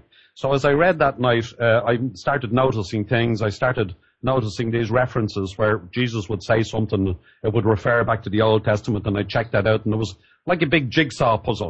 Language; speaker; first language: English; native; English